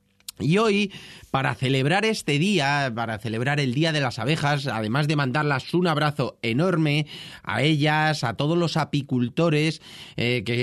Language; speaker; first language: Spanish; native; Spanish